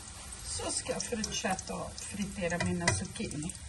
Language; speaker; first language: Swedish; non-native, fluent; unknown